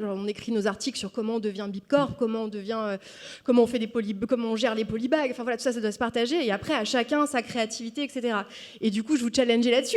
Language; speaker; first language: French; native; French